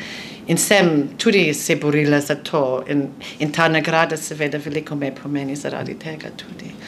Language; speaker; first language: Slovenian; non-native, fluent; English